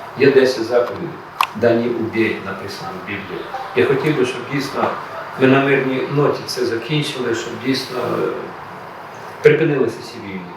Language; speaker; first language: Ukrainian; native; Ukrainian